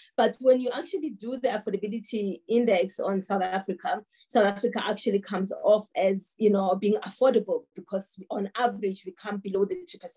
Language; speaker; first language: English; non-native, local second language; Tsonga